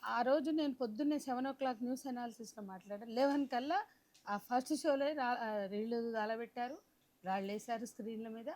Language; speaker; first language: Telugu; native; Telugu